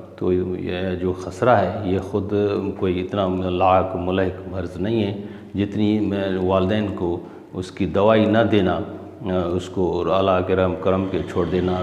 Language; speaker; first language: Urdu; non-native, local second language; Sindhi